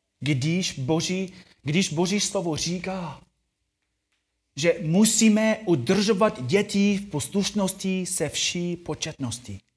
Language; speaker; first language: Czech; non-native, fluent; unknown